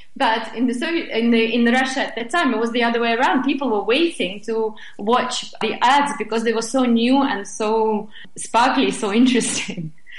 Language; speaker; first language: English; non-native, fluent; Russian